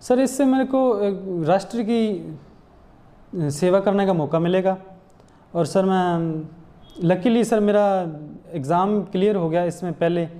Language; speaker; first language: Hindi; non-native, local second language; Punjabi